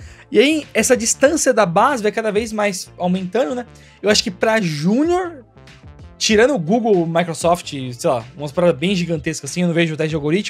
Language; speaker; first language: Portuguese; native; Portuguese